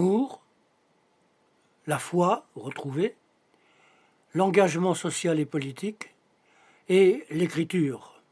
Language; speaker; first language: French; native; French